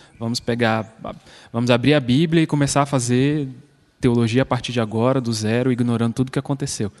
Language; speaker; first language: Portuguese; native; Portuguese